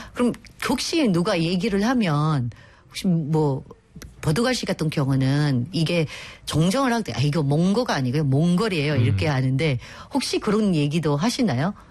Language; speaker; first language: Korean; non-native, fluent; Filipino